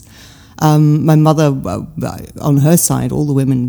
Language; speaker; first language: English; native; English